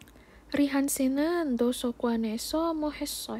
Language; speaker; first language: Korean; non-native, fluent; Indonesian